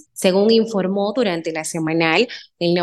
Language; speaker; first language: Spanish; native; Spanish